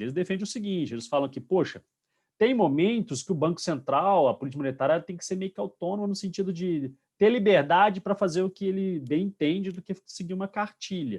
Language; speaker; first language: Portuguese; native; Portuguese